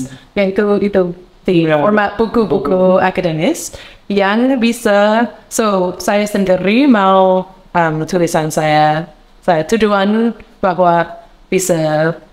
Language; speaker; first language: Indonesian; non-native, learner; English